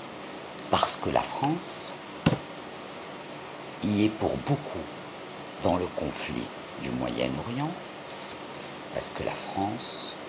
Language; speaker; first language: French; non-native, local second language; Arabic